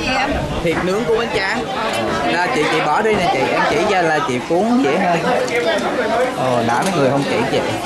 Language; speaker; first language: Vietnamese; native; Vietnamese